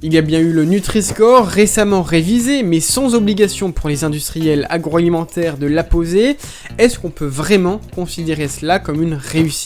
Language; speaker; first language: French; native; French